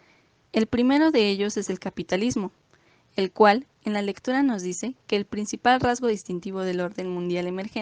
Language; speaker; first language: Spanish; native; Spanish